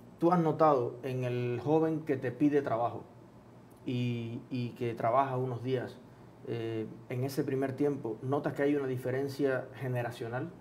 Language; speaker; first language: Spanish; native; Spanish